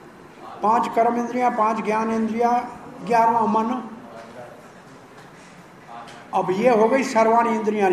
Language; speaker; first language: Hindi; native; Hindi